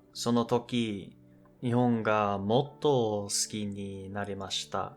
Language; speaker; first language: Japanese; non-native, learner; English